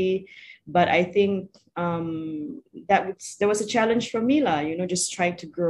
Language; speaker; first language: English; non-native, local second language; Malay